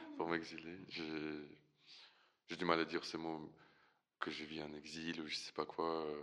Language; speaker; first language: French; non-native, fluent; Russian